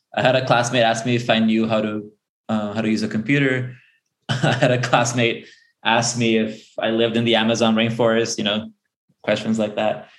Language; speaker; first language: English; early bilingual, other home language; Portuguese